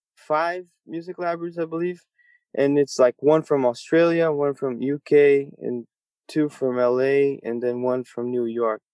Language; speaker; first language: English; non-native, fluent; Portuguese